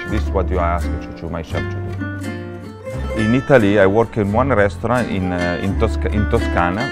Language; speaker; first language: English; non-native, learner; Italian